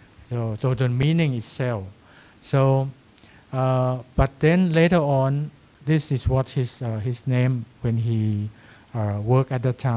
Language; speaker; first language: English; non-native, fluent; Thai